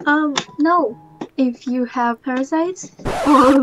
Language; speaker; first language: English; non-native, learner; Russian